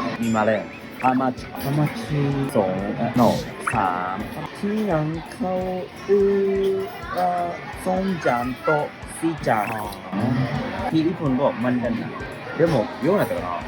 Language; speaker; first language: Thai; non-native, learner; Japanese